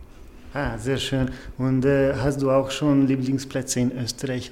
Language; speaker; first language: German; non-native, fluent; Hungarian